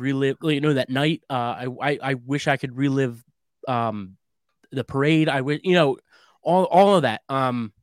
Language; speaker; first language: English; native; English